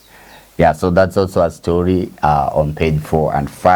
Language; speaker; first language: English; non-native, local second language; Swahili